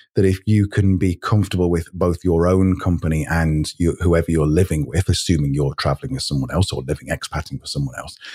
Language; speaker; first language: English; native; English